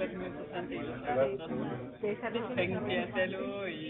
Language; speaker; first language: Spanish; non-native, fluent; German